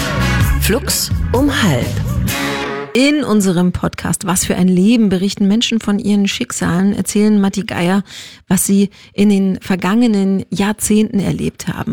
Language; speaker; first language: German; native; German